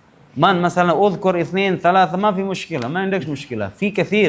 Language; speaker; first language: Arabic; non-native, fluent; Indonesian